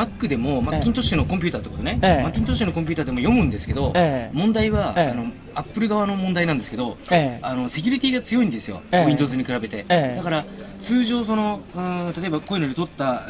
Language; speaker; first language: Japanese; native; Japanese